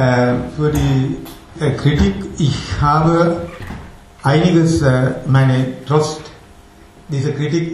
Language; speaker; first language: German; non-native, learner; Tamil